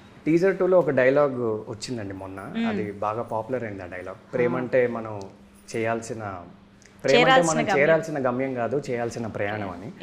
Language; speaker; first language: Telugu; native; Telugu